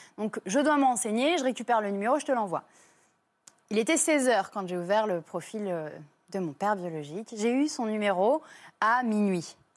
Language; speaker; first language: French; native; French